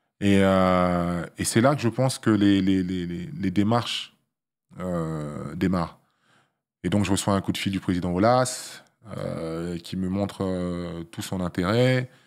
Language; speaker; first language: French; early bilingual, other home language; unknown